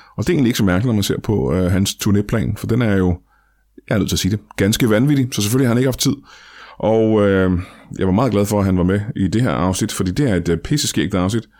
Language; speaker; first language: Danish; native; Danish